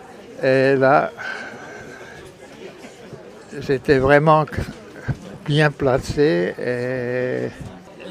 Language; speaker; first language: French; non-native, local second language; German